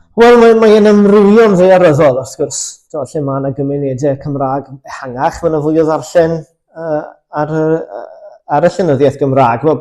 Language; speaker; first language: Welsh; native; Welsh